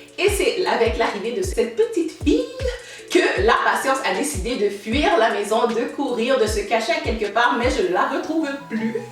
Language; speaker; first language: French; native; French